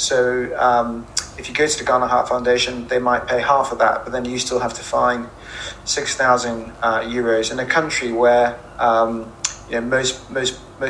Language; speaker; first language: English; non-native, local second language; Akan